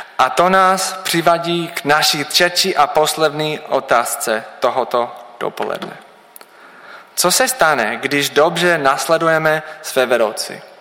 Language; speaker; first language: Czech; non-native, learner; English